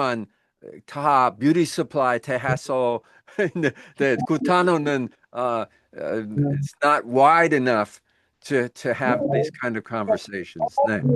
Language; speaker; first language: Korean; non-native, learner; English